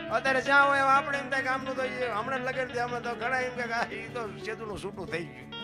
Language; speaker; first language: Gujarati; native; Gujarati